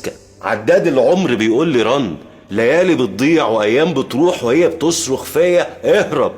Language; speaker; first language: Arabic; native; Arabic